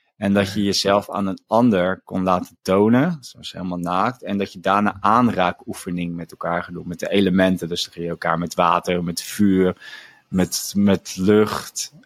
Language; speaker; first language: Dutch; native; Dutch